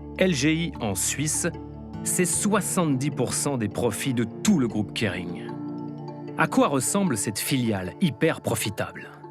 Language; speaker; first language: French; native; French